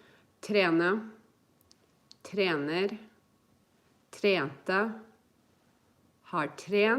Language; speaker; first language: Norwegian; non-native, fluent; English